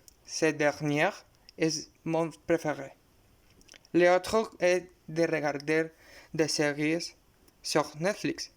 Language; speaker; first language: French; non-native, learner; Spanish